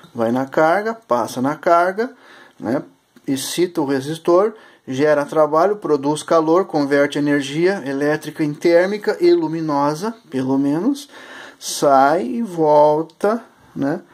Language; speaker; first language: Portuguese; native; Portuguese